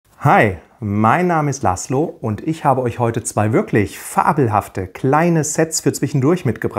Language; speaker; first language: German; native; German